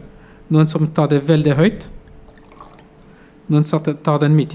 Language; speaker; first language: Norwegian; non-native, fluent; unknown